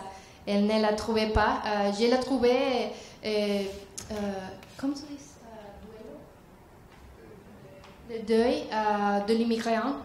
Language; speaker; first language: French; non-native, learner; Spanish